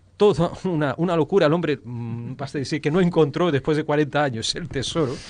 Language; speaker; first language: Spanish; early bilingual, heritage; Spanish